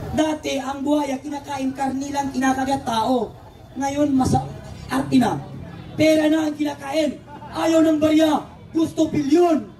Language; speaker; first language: Filipino; non-native, local second language; Cebuano